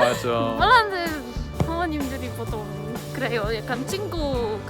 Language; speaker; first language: Korean; non-native, fluent; Polish